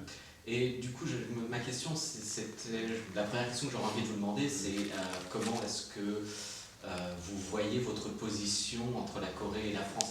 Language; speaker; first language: French; native; French